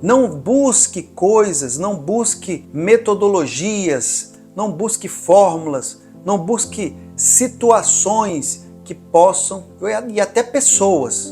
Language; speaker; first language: Portuguese; native; Portuguese